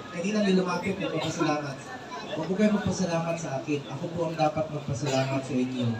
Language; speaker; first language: Filipino; non-native, local second language; Cebuano